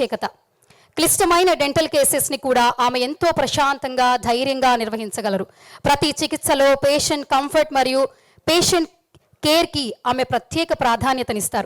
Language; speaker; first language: Telugu; native; Telugu